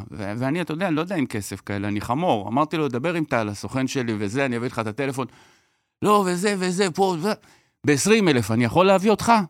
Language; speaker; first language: Hebrew; native; Hebrew